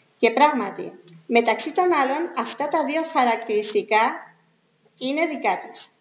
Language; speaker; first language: Greek; non-native, fluent; Spanish